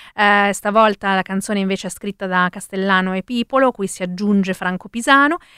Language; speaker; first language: Italian; early bilingual, other home language; Spanish